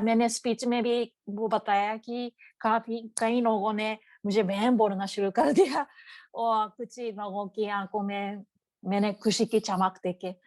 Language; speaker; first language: Hindi; non-native, learner; Japanese